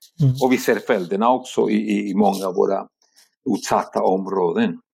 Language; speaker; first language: Swedish; non-native, fluent; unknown